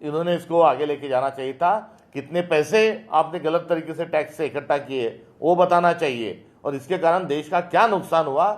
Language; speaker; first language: Hindi; non-native, local second language; Marathi